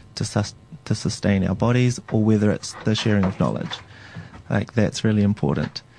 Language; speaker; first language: English; native; English